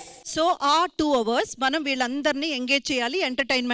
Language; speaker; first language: Telugu; native; Telugu